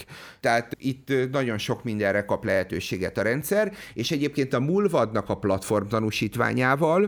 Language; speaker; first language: Hungarian; native; Hungarian